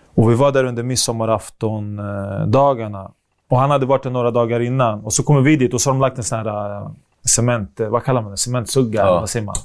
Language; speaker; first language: Swedish; early bilingual, other home language; Greek